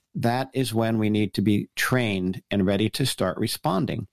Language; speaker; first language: English; native; English